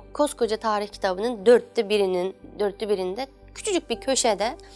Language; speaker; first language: Turkish; non-native, fluent; Chinese